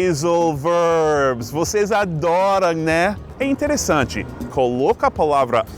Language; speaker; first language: Portuguese; non-native, fluent; English